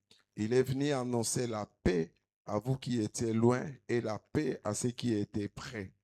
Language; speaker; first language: French; non-native, local second language; Lingala